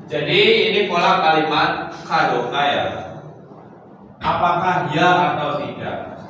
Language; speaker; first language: Indonesian; native; Indonesian